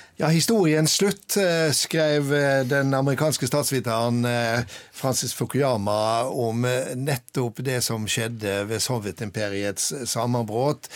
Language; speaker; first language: Norwegian; native; Norwegian